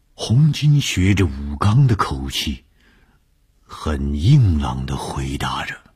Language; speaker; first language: Chinese; native; Chinese